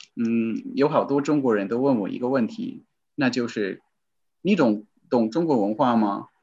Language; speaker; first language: Chinese; non-native, fluent; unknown